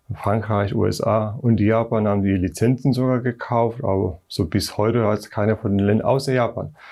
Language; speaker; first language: German; non-native, fluent; Polish